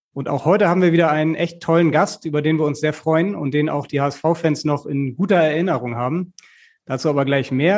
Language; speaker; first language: German; native; German